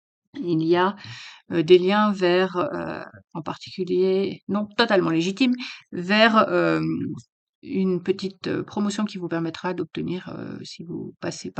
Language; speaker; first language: French; native; French